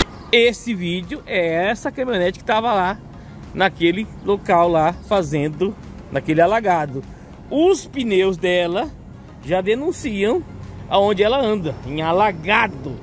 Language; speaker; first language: Portuguese; native; Portuguese